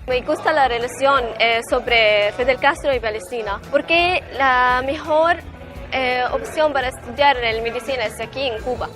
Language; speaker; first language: Spanish; non-native, learner; Arabic